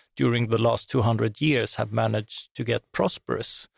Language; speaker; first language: English; non-native, fluent; Swedish